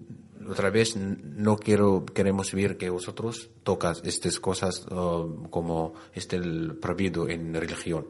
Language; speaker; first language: Spanish; non-native, learner; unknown